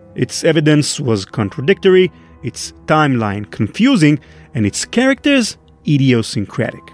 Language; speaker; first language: English; non-native, fluent; Hebrew